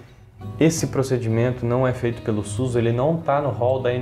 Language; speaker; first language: Portuguese; native; Portuguese